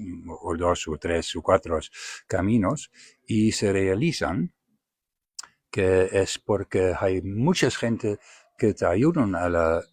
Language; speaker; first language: Spanish; non-native, learner; Dutch